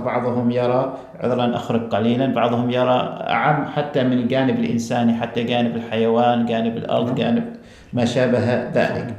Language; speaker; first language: Arabic; native; Arabic